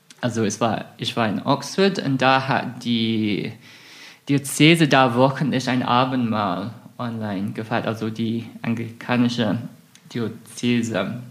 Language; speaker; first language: German; non-native, fluent; English